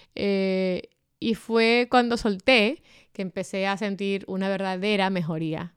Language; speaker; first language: Spanish; native; Spanish